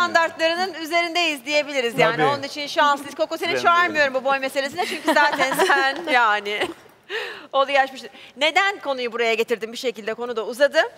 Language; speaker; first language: Turkish; native; Turkish